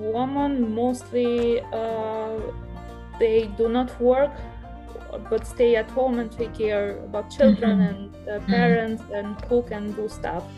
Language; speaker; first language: English; non-native, fluent; Albanian